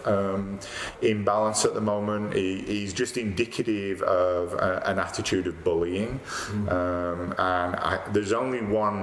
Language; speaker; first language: English; native; English